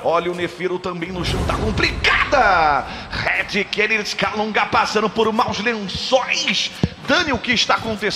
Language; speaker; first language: Portuguese; native; Portuguese